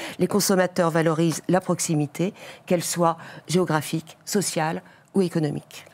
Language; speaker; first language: French; native; French